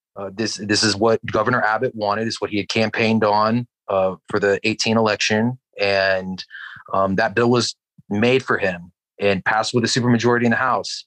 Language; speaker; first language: English; native; English